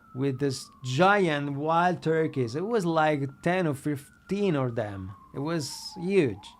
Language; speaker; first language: English; non-native, fluent; Italian